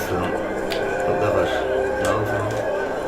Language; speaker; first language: German; native; German